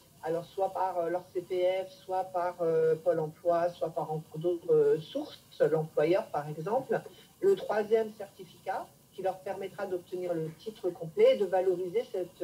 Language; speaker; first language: French; native; French